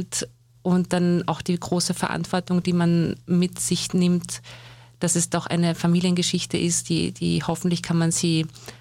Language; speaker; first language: German; native; German